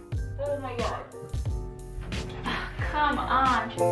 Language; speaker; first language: English; native; English